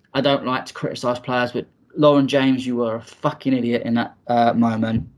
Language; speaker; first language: English; native; English